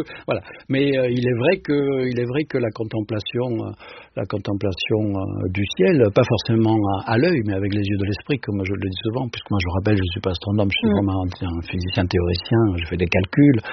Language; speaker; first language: French; native; French